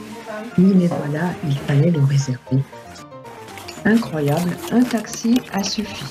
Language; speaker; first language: French; native; French